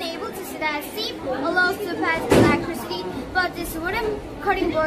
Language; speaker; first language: English; non-native, learner; Korean